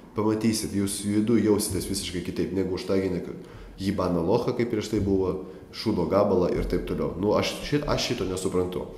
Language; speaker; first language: Lithuanian; non-native, local second language; Russian